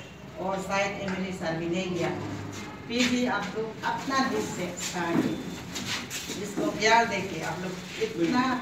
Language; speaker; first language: Hindi; non-native, local second language; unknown